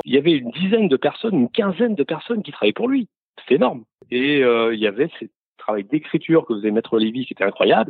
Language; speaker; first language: French; native; French